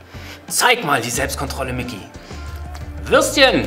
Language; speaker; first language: German; native; German